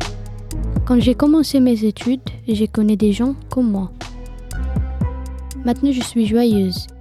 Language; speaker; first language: French; non-native, learner; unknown